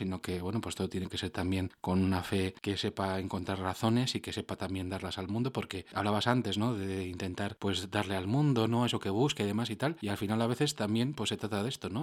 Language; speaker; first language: Spanish; native; Spanish